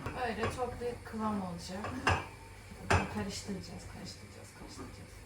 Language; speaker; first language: Turkish; native; Turkish